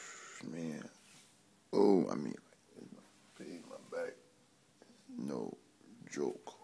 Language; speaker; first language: English; native; English